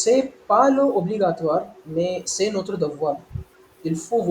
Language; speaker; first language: French; non-native, learner; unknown